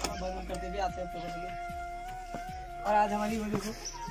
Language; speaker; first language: Hindi; non-native, local second language; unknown